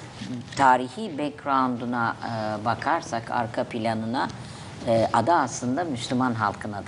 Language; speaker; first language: Turkish; native; Turkish